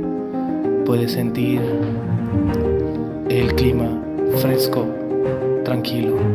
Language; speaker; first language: Spanish; non-native, learner; Hindi